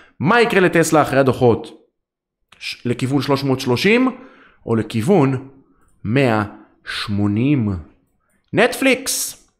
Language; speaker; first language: Hebrew; native; Hebrew